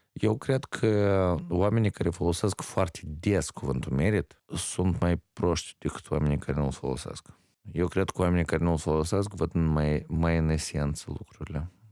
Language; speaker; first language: Romanian; native; Romanian